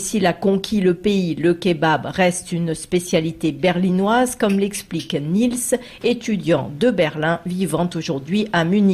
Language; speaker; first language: French; native; French